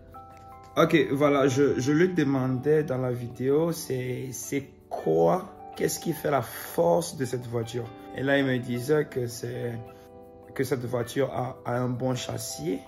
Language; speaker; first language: French; non-native, local second language; Ewe